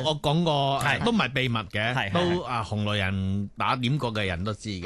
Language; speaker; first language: Chinese; non-native, local second language; Cantonese